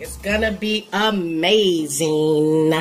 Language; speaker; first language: English; native; English